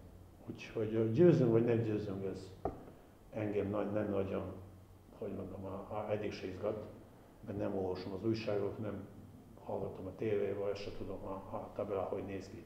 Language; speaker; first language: Hungarian; non-native, fluent; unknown